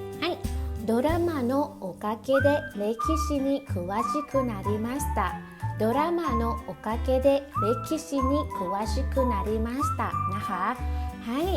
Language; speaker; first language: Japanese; non-native, fluent; Thai